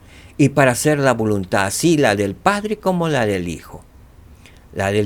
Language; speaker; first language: Spanish; native; Spanish